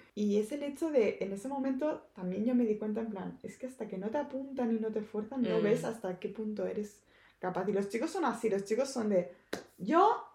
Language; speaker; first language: Spanish; native; Spanish